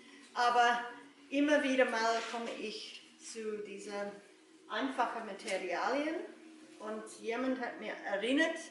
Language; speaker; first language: German; non-native, learner; English